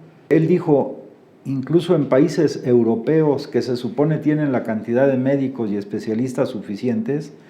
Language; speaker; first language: Spanish; native; Spanish